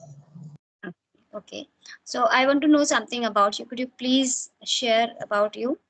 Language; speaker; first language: English; non-native, fluent; Hindi